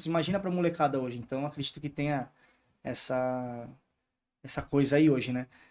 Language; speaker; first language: Portuguese; native; Portuguese